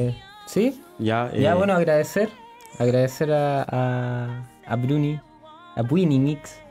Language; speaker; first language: Spanish; native; Spanish